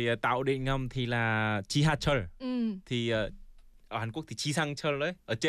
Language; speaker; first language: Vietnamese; non-native, fluent; Korean